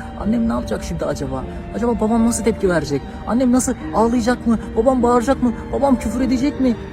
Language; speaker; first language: Turkish; native; Turkish